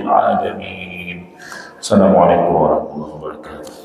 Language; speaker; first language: Arabic; non-native, fluent; Indonesian